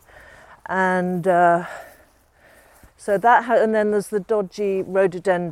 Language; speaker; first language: English; native; English